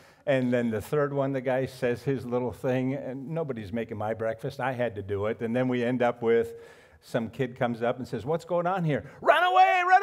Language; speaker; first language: English; native; English